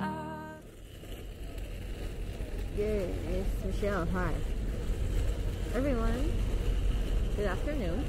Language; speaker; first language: English; non-native, fluent; Korean